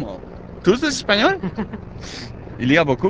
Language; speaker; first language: French; non-native, learner; Spanish